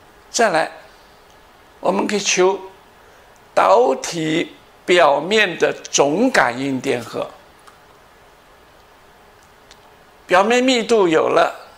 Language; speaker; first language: Chinese; native; Chinese